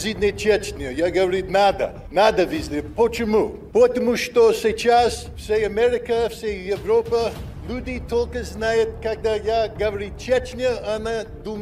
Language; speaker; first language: Russian; non-native, learner; English